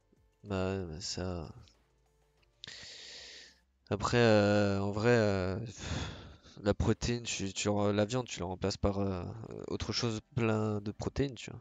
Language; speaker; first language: French; native; French